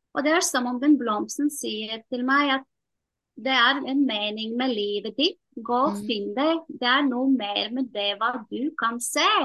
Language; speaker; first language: Norwegian; non-native, fluent; Latvian